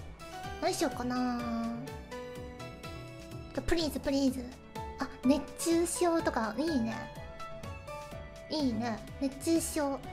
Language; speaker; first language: Japanese; native; Japanese